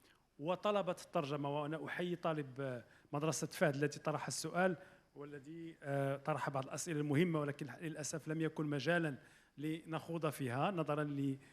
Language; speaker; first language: Arabic; native; Arabic